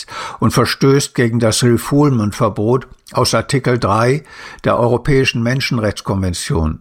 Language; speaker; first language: German; native; German